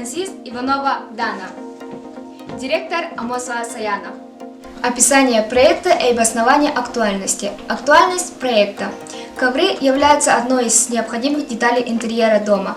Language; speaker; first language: Russian; non-native, local second language; Yakut